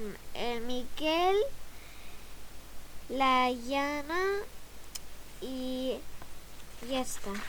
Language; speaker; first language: Catalan; non-native, local second language; Spanish